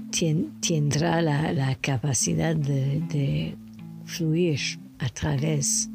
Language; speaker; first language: Spanish; non-native, learner; French